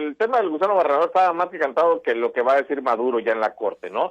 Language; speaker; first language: Spanish; native; Spanish